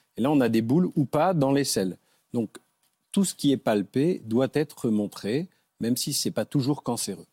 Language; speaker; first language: French; native; French